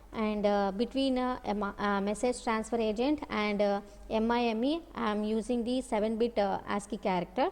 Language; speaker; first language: English; non-native, local second language; Telugu